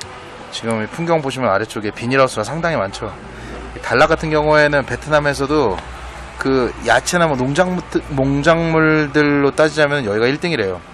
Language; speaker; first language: Korean; native; Korean